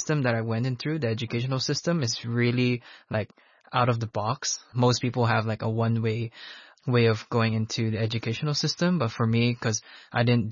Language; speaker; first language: English; non-native, local second language; Filipino